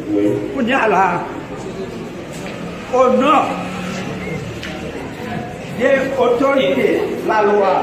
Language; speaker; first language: French; non-native, local second language; Haitian Creole